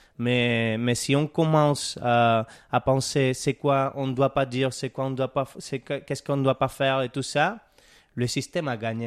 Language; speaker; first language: French; non-native, learner; Catalan